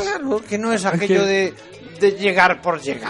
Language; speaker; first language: Spanish; native; Spanish